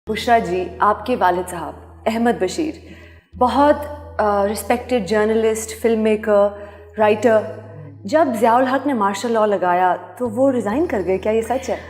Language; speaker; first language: Urdu; native; Urdu